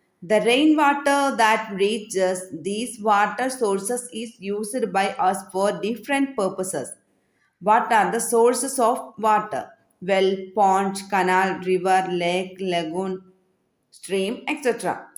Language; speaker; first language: English; non-native, local second language; Malayalam